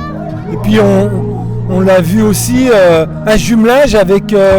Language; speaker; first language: French; native; French